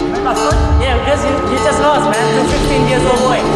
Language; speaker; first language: English; non-native, fluent; Thai